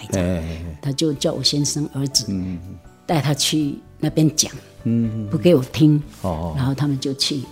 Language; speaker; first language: Min Nan Chinese; non-native, local second language; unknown